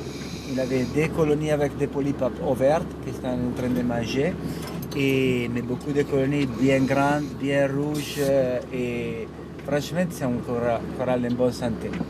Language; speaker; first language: French; non-native, fluent; Italian